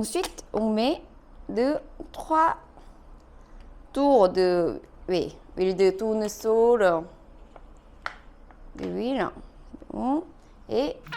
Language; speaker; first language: French; non-native, fluent; Korean